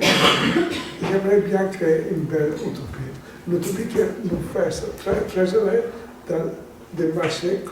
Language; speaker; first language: French; non-native, learner; Italian